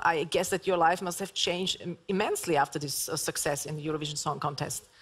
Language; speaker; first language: English; non-native, fluent; Slovak